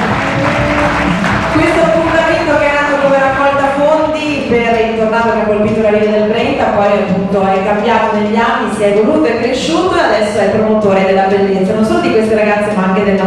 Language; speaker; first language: Italian; native; Italian